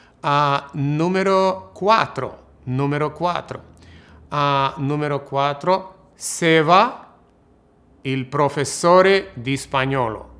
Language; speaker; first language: Italian; non-native, fluent; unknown